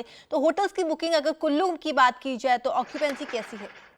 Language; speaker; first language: Hindi; native; Hindi